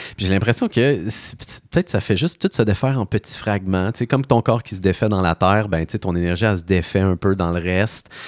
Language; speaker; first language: French; native; French